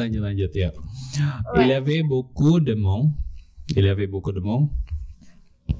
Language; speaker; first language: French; non-native, fluent; Indonesian